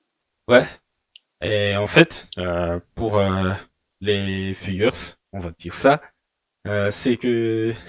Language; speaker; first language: French; non-native, local second language; Malagasy